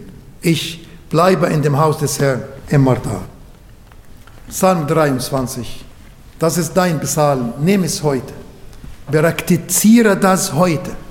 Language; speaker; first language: German; non-native, learner; Arabic